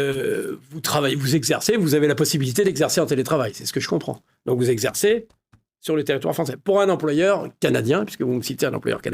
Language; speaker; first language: French; native; French